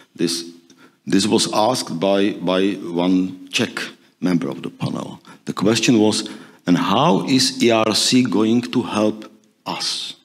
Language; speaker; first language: English; non-native, fluent; Czech